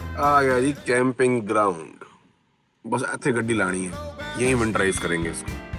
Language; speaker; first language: Hindi; non-native, local second language; Punjabi